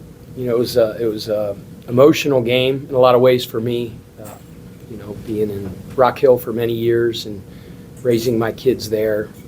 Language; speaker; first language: English; native; English